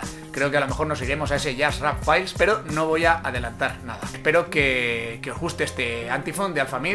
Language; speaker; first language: Spanish; native; Spanish